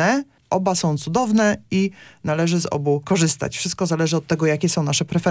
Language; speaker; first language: Polish; native; Polish